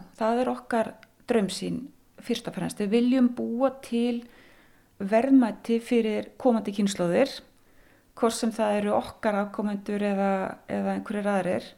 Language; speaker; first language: Icelandic; native; Icelandic